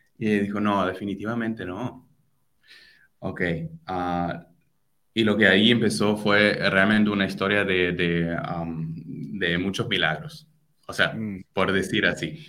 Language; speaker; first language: Spanish; non-native, fluent; German